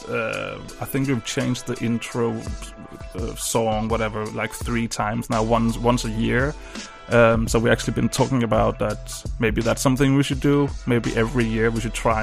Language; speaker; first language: English; non-native, fluent; Danish